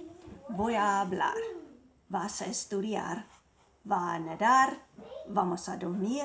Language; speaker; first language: Spanish; non-native, fluent; English